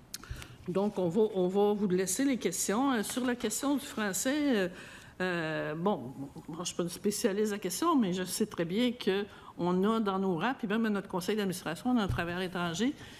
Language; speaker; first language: French; native; French